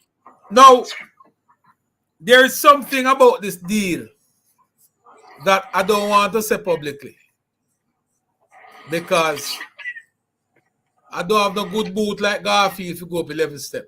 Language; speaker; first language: English; native; English